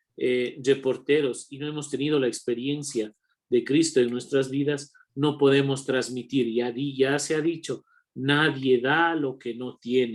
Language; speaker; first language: Spanish; native; Spanish